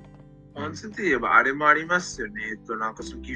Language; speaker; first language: Japanese; non-native, learner; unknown